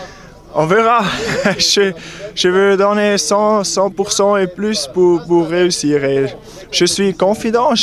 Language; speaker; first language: French; non-native, local second language; German